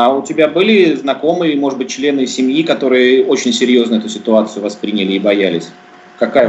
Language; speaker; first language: Russian; native; Russian